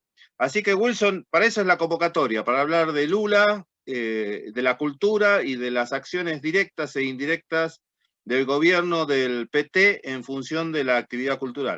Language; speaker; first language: Spanish; native; Spanish